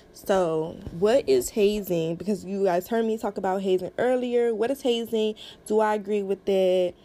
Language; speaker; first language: English; native; English